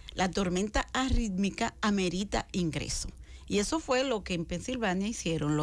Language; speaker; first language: Spanish; native; Spanish